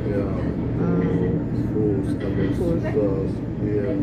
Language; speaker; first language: German; non-native, learner; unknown